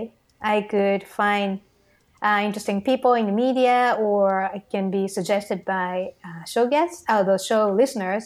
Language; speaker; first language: English; non-native, fluent; Japanese